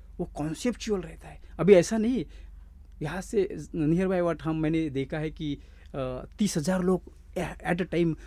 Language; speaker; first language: Hindi; non-native, local second language; Marathi